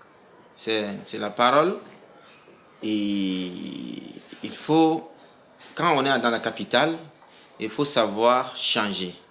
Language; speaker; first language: French; non-native, local second language; Mandingo